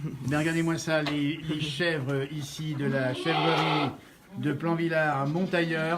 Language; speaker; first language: French; native; French